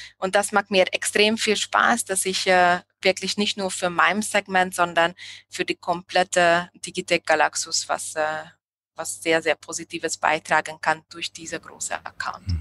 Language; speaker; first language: German; non-native, fluent; Hungarian